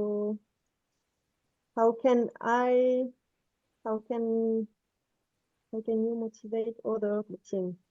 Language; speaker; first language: English; non-native, fluent; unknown